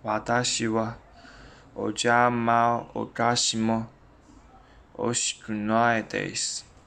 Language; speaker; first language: Japanese; non-native, learner; Chinese